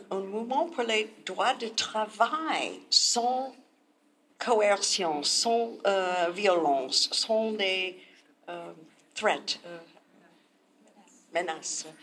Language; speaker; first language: French; non-native, learner; English